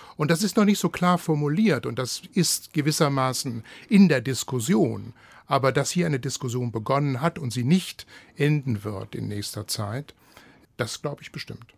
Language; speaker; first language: German; native; German